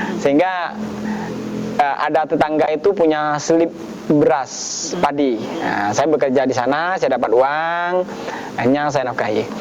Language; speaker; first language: Indonesian; non-native, local second language; Madurese